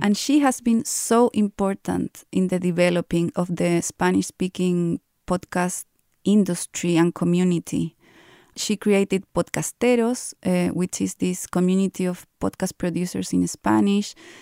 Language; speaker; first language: English; non-native, fluent; Spanish